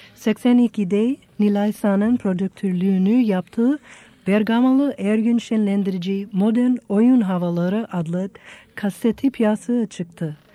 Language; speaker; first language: Turkish; non-native, fluent; English